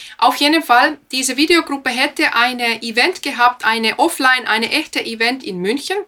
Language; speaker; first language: German; non-native, fluent; Finnish